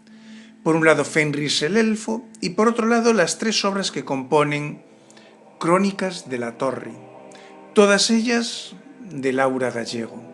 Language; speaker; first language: Spanish; native; Spanish